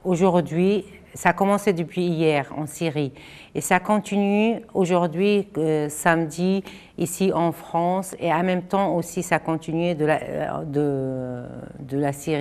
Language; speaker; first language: French; non-native, fluent; Arabic